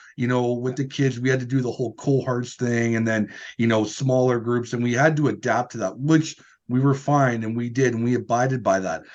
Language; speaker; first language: English; native; English